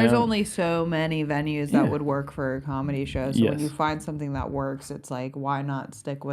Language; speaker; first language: English; native; English